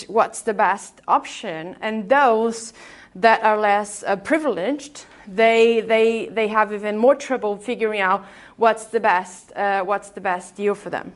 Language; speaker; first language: English; non-native, fluent; Portuguese